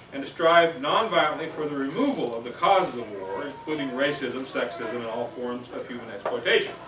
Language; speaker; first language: English; native; English